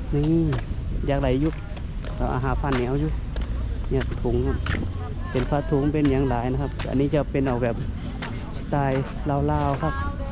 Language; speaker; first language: Thai; native; Thai